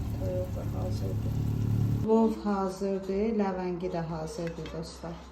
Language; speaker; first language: Azerbaijani; non-native, local second language; Talysh